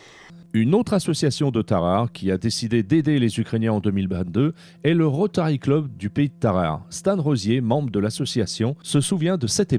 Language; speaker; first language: French; native; French